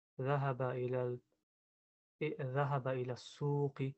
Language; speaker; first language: Arabic; non-native, learner; English